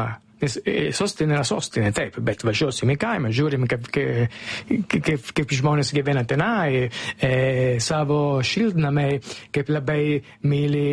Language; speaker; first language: Lithuanian; non-native, learner; Italian